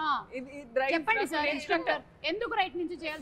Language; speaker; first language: Telugu; native; Telugu